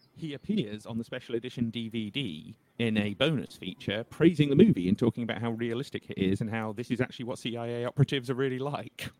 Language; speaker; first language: English; native; English